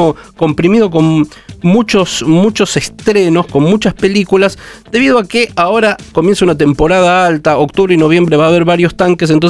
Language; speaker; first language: Spanish; native; Spanish